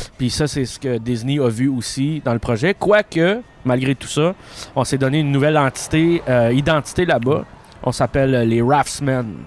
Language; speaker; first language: French; native; French